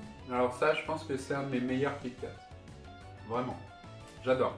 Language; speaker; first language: French; native; French